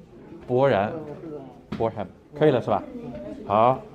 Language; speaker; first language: Chinese; non-native, fluent; English